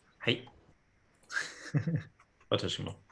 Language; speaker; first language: Japanese; non-native, fluent; English